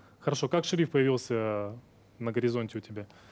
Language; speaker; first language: Russian; native; Russian